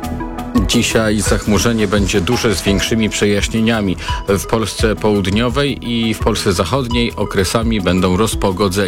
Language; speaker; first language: Polish; native; Polish